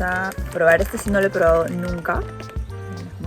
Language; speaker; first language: Spanish; native; Spanish